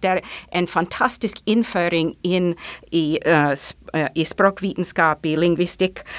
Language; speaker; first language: Norwegian; non-native, fluent; English